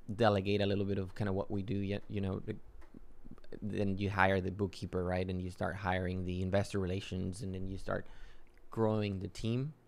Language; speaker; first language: English; non-native, fluent; Spanish